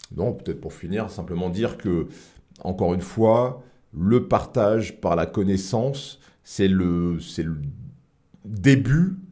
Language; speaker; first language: French; native; French